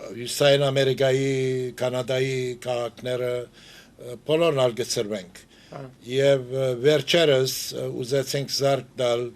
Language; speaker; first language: Armenian; early bilingual, heritage; Armenian